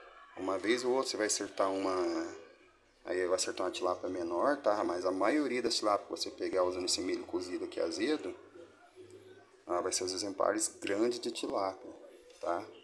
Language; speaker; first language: Portuguese; native; Portuguese